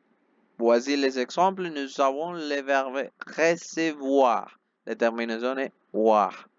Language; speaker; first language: French; non-native, fluent; Spanish